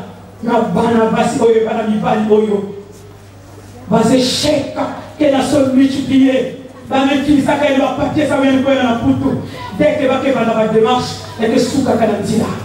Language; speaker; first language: French; non-native, local second language; Lingala